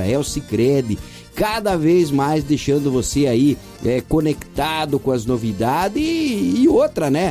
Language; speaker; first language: Portuguese; native; Portuguese